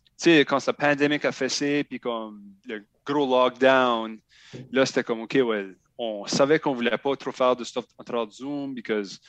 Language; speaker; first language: French; native; French